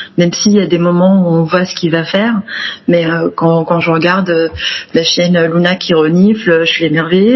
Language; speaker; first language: French; non-native, local second language; Arabic